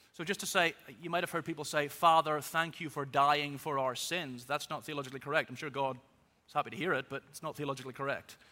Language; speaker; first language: English; native; English